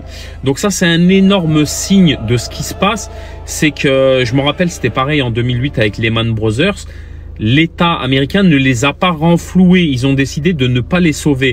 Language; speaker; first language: French; native; French